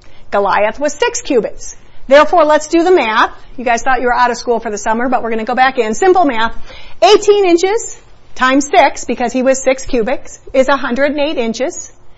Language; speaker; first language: English; early bilingual, other home language; Spanish